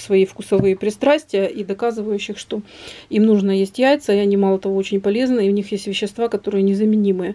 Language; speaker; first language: Russian; native; Russian